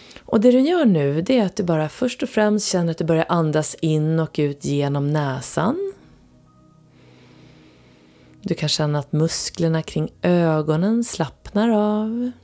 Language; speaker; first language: Swedish; native; Swedish